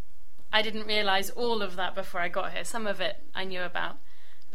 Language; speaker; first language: English; native; English